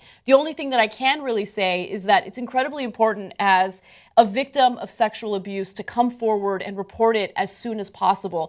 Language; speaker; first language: English; native; English